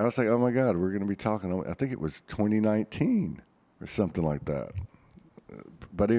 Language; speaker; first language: English; native; English